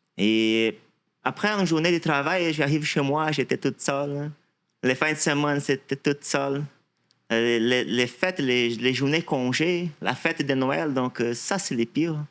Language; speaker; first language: French; non-native, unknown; Portuguese